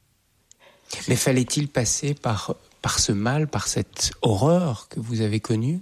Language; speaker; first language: French; native; French